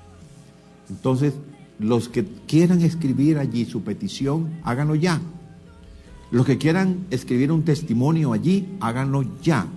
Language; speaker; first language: Spanish; native; Spanish